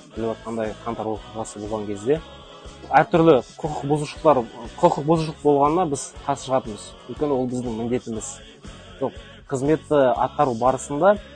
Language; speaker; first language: Kazakh; non-native, local second language; Tatar